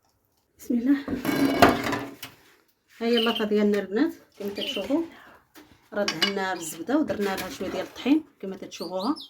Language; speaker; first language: Arabic; native; Arabic